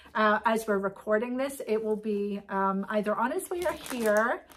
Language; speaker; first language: English; native; English